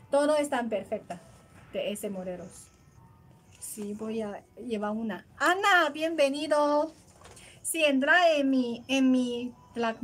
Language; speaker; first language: Spanish; non-native, learner; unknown